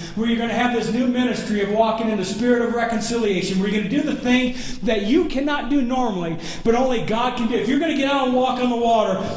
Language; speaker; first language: English; native; English